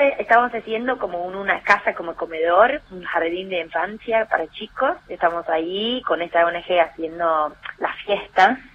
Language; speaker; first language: Spanish; non-native, fluent; English